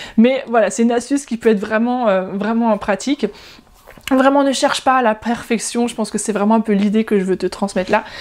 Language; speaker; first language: French; native; French